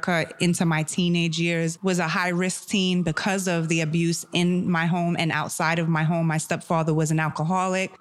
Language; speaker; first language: English; early bilingual, other home language; German